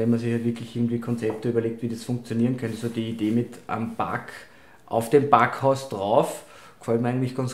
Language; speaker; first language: German; native; German